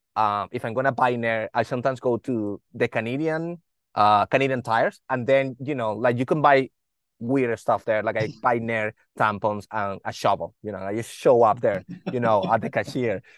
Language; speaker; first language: English; non-native, fluent; Spanish